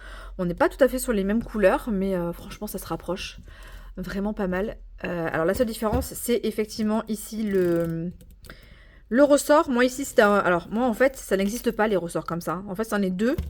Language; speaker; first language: French; native; French